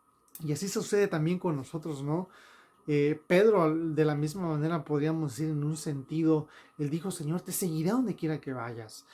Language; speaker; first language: Spanish; native; Spanish